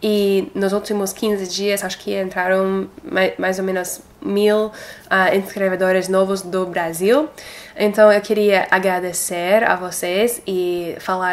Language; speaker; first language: Portuguese; non-native, fluent; English